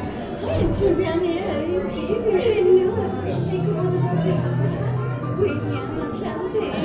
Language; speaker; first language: French; non-native, learner; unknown